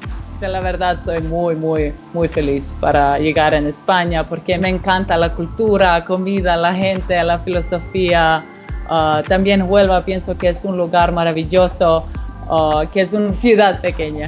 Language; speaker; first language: Spanish; non-native, learner; Slovenian